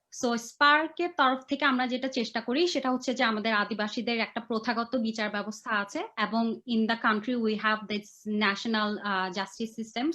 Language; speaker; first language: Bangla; non-native, local second language; Chakma